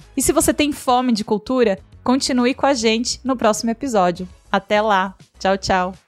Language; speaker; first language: Portuguese; native; Portuguese